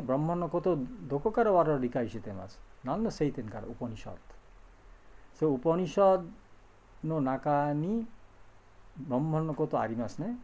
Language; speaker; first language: Japanese; non-native, fluent; Bangla